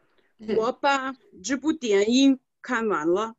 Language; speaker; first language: Chinese; non-native, fluent; Russian